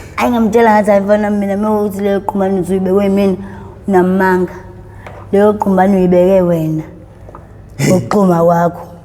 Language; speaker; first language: Zulu; native; Zulu